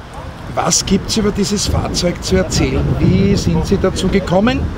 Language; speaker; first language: German; native; German